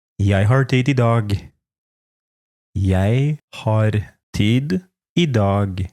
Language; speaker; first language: Norwegian; non-native, fluent; Polish